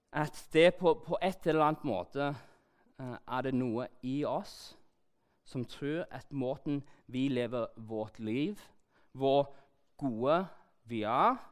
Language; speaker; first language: Norwegian; non-native, learner; English